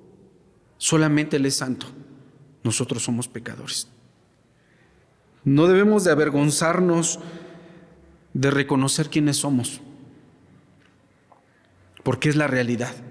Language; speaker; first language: Spanish; native; Spanish